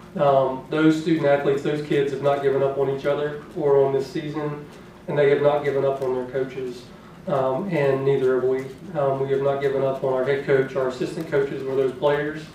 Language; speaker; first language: English; native; English